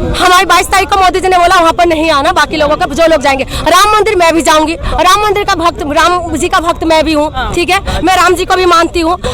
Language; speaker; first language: Hindi; non-native, local second language; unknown